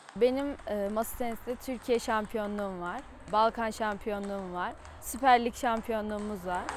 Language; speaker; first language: Turkish; native; Turkish